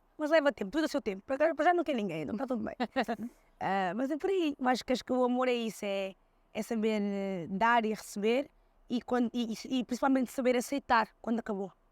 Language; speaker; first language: Portuguese; early bilingual, other home language; Kabuverdianu